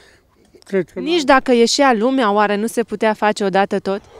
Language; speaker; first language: Romanian; native; Romanian